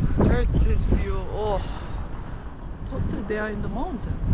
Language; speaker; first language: English; non-native, learner; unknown